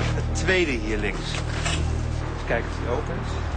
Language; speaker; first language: Dutch; native; Dutch